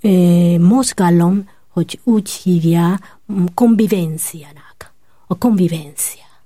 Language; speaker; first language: Hungarian; non-native, learner; Spanish